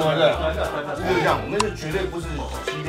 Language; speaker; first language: Chinese; native; Chinese